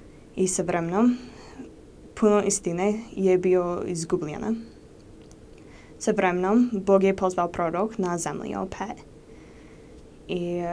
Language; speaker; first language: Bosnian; non-native, learner; English